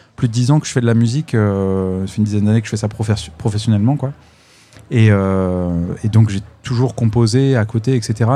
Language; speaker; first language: French; native; French